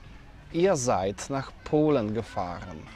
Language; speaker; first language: German; non-native, fluent; Polish